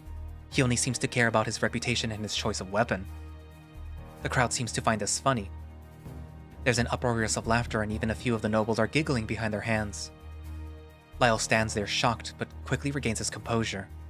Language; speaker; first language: English; native; English